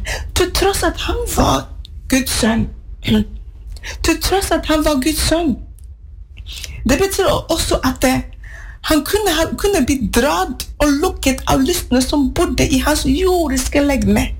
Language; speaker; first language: Norwegian; non-native, fluent; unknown